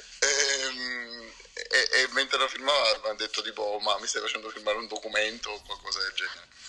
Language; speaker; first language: Italian; native; Italian